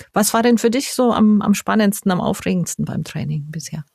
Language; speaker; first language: German; native; German